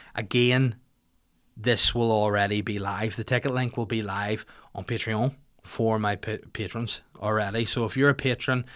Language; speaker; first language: English; native; English